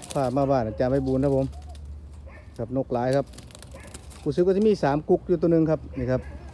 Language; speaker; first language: Thai; native; Thai